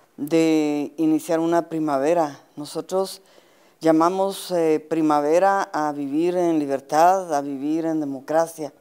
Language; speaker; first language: Spanish; native; Spanish